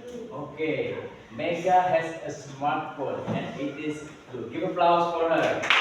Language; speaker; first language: English; non-native, learner; Indonesian